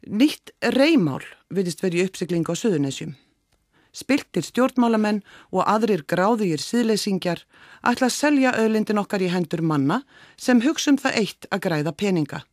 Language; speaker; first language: Icelandic; native; Icelandic